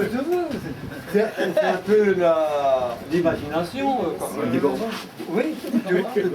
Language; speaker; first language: French; native; French